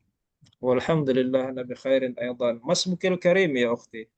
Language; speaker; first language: Arabic; non-native, fluent; Malay